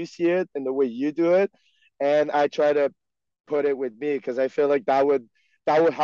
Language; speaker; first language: English; non-native, fluent; French